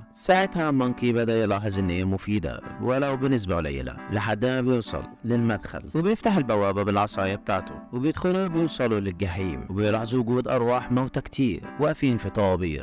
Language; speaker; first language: Arabic; native; Arabic